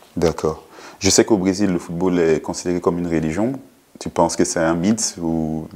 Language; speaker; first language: French; native; French